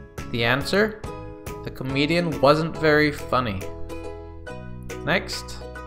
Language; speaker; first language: English; native; English